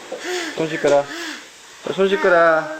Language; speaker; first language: Korean; native; Korean